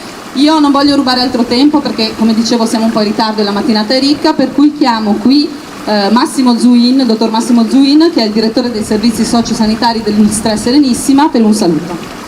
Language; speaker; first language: Italian; native; Italian